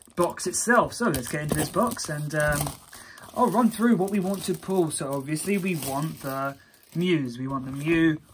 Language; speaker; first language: English; native; English